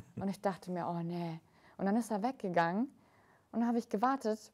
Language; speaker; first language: German; early bilingual, other home language; Russian